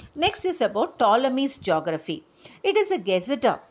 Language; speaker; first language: English; non-native, local second language; Tamil